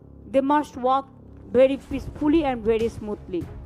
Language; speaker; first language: English; non-native, local second language; Bangla